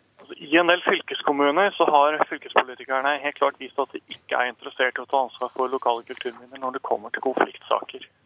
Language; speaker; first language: Norwegian; native; Norwegian